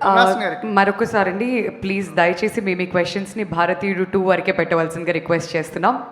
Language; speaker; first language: Telugu; native; Telugu